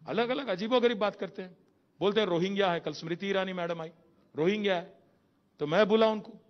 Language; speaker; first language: Hindi; non-native, local second language; Telugu